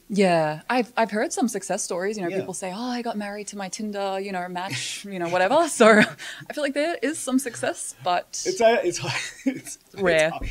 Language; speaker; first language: English; native; English